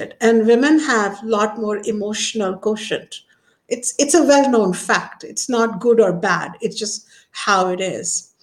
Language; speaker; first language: English; non-native, local second language; Hindi